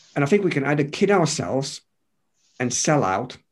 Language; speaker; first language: English; non-native, fluent; Romanian